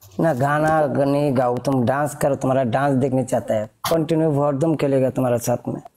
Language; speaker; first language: Hindi; non-native, fluent; Bangla